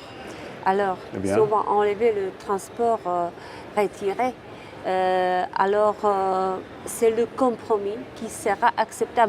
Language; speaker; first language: French; non-native, fluent; Czech